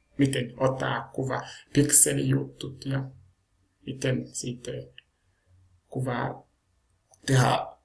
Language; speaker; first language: Finnish; non-native, learner; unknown